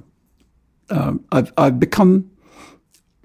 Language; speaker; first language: English; non-native, local second language; Urdu